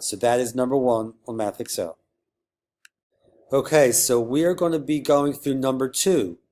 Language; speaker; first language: English; native; English